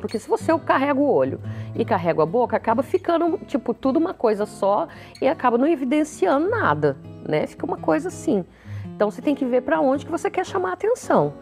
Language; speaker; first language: Portuguese; native; Portuguese